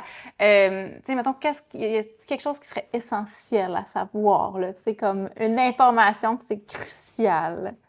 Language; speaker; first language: French; native; French